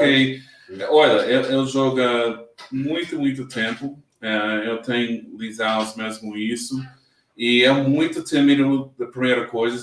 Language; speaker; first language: Portuguese; non-native, learner; English